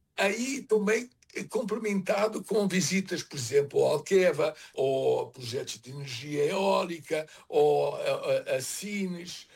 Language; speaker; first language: Portuguese; native; Portuguese